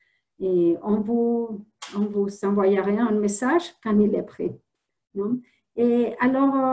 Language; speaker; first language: French; non-native, fluent; Spanish